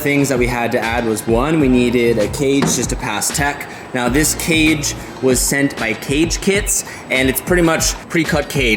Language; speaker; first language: English; native; English